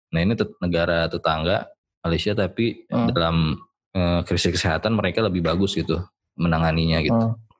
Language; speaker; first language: Indonesian; native; Indonesian